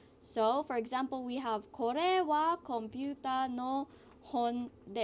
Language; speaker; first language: Japanese; non-native, fluent; English